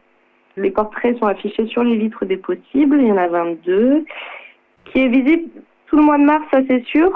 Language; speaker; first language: French; native; French